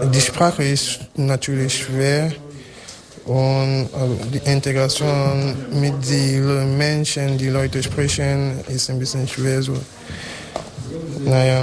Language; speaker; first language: German; non-native, learner; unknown